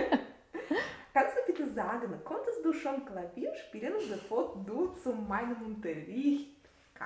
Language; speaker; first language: German; non-native, fluent; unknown